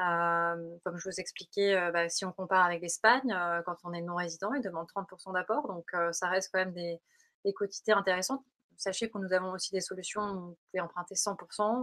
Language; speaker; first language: French; native; French